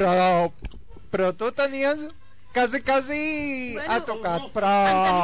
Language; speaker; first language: Catalan; non-native, local second language; Spanish